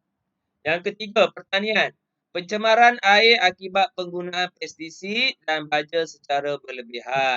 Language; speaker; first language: Malay; native; Malay